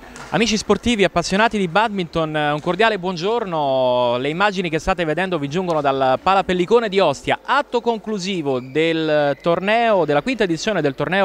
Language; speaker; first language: Italian; native; Italian